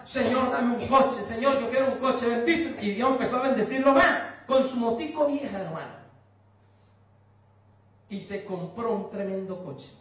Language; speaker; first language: Spanish; native; Spanish